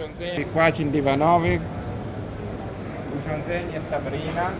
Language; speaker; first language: Polish; non-native, learner; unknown